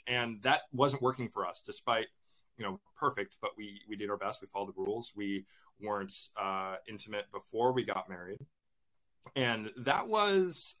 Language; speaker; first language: English; native; English